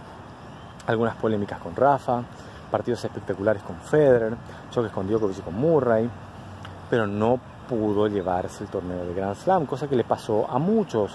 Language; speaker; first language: Spanish; native; Spanish